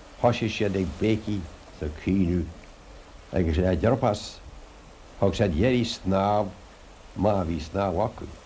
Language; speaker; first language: Irish; native; Irish